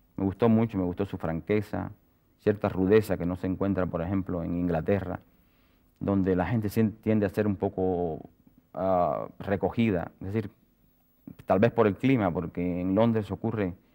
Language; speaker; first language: Spanish; native; Spanish